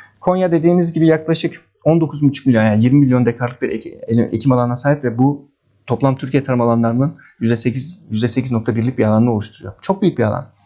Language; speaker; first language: Turkish; native; Turkish